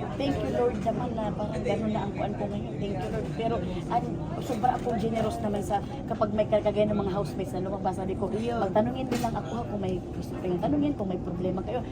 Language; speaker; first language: Filipino; non-native, local second language; Cebuano